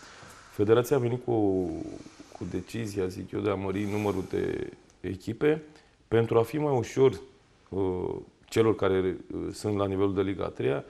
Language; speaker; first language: Romanian; native; Romanian